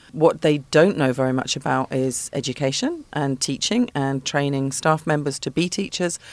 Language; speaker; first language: English; native; English